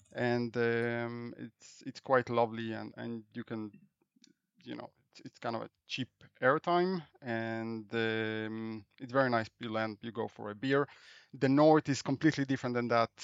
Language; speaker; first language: English; non-native, fluent; Hebrew